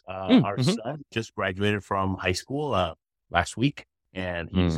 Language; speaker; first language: English; early bilingual, other home language; Spanish